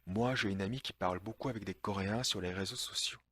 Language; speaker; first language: French; non-native, fluent; Korean